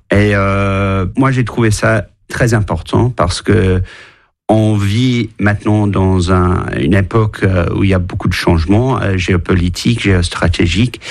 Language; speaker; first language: French; non-native, fluent; English